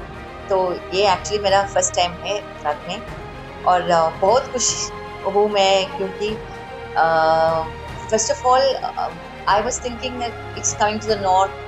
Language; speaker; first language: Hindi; non-native, local second language; Malayalam